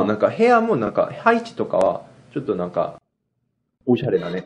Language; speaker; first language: Japanese; non-native, fluent; Korean